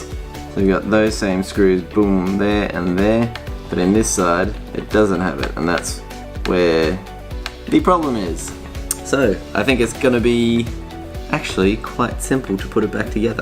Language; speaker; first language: English; native; English